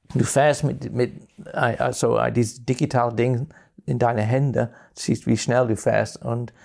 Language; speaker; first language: German; non-native, fluent; English